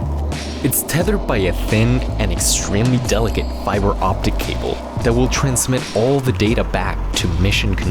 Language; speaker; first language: English; native; English